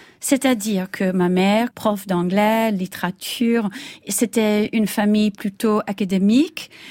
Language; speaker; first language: French; non-native, fluent; English